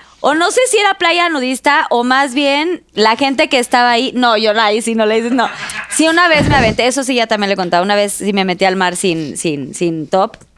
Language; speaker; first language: Spanish; native; Spanish